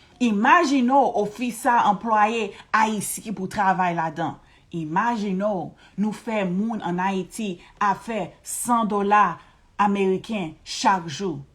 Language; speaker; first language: Haitian Creole; early bilingual, heritage; Haitian Creole